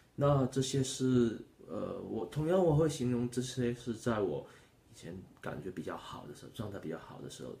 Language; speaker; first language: Chinese; non-native, local second language; Cantonese